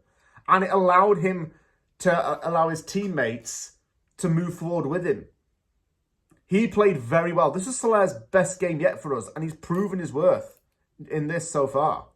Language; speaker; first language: English; native; English